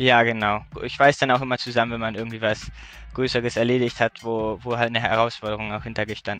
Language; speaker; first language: German; native; German